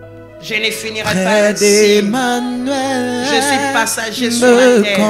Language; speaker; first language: French; non-native, local second language; Lingala